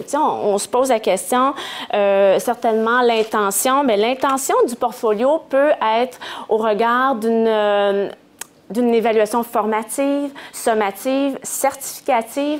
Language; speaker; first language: French; native; French